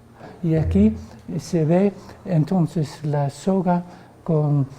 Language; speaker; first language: Spanish; non-native, fluent; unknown